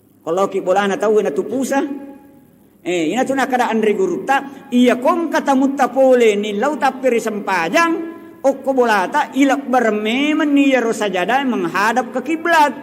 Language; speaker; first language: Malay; non-native, local second language; Buginese